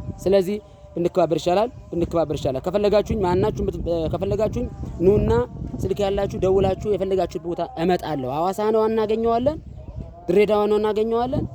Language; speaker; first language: Amharic; non-native, local second language; Sebat Bet Gurage